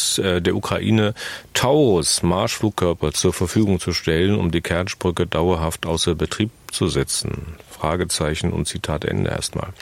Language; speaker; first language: German; native; German